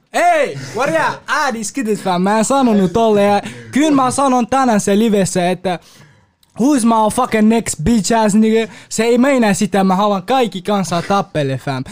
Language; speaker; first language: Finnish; non-native, learner; Kurdish